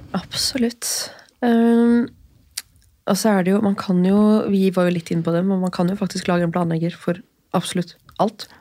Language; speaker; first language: Norwegian; native; Norwegian